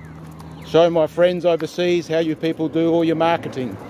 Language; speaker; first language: English; native; English